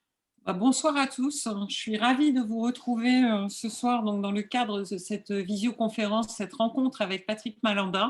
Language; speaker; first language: French; native; French